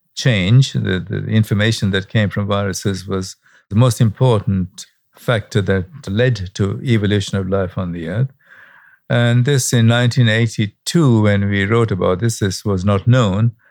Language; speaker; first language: English; non-native, local second language; Sinhala